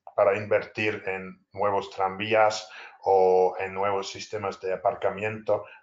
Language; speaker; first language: Spanish; non-native, fluent; English